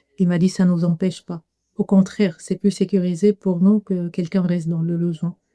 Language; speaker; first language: French; non-native, fluent; Arabic